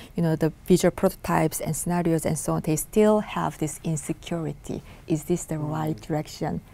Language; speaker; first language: English; non-native, fluent; Korean